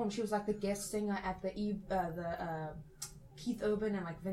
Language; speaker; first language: English; native; English